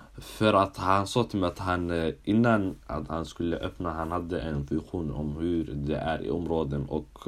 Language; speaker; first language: Swedish; early bilingual, other home language; Somali